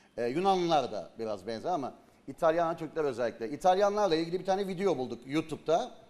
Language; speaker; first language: Turkish; native; Turkish